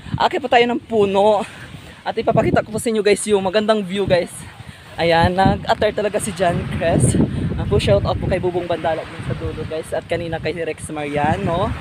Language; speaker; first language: Filipino; non-native, local second language; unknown